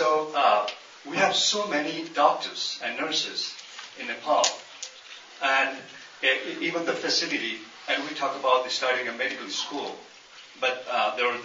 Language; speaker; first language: English; non-native, local second language; Nepali